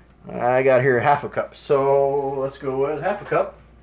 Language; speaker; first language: English; early bilingual, other home language; Czech